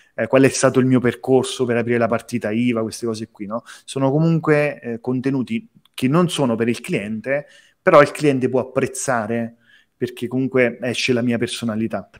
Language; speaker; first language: Italian; native; Italian